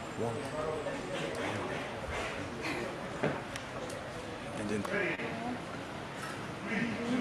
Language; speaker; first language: English; native; English